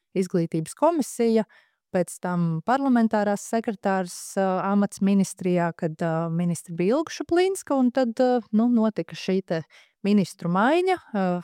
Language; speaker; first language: Latvian; native; Latvian